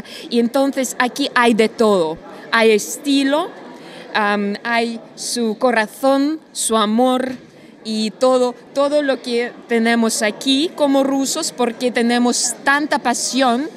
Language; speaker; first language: Spanish; non-native, learner; Russian